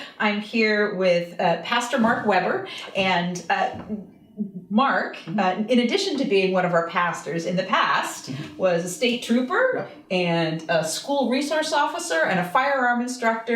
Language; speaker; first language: English; native; English